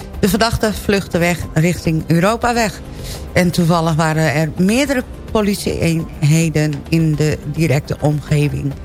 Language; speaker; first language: Dutch; native; Dutch